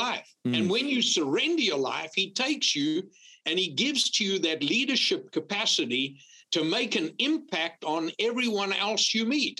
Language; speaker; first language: English; native; English